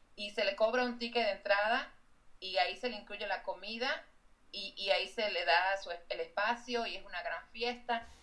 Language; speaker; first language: Spanish; native; Spanish